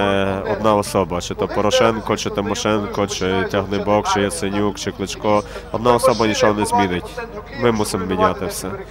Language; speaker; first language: Ukrainian; native; Ukrainian